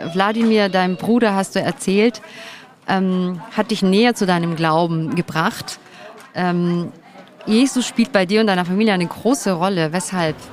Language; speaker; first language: German; early bilingual, other home language; Turkish